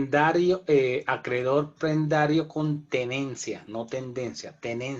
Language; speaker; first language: Spanish; native; Spanish